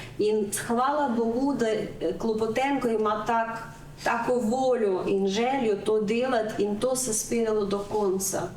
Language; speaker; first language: Slovenian; non-native, fluent; Ukrainian